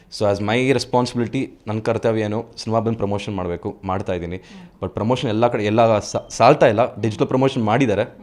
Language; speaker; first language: Kannada; native; Kannada